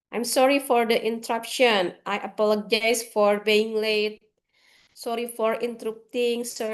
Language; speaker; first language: English; non-native, learner; Indonesian